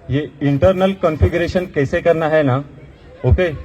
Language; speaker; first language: Hindi; non-native, local second language; Marathi